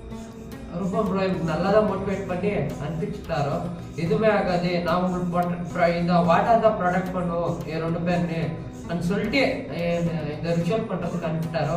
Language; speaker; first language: Tamil; non-native, local second language; Kannada